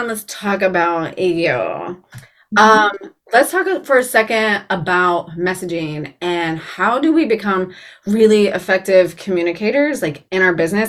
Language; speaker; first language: English; native; English